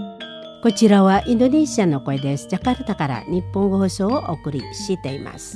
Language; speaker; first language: Japanese; non-native, learner; Indonesian